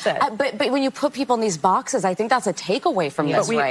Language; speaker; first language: English; native; English